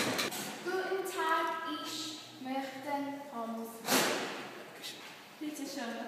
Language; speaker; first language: German; non-native, learner; English